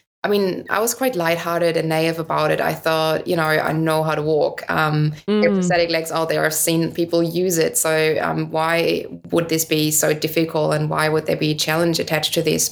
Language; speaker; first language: English; non-native, fluent; German